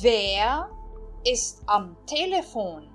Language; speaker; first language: German; non-native, fluent; Portuguese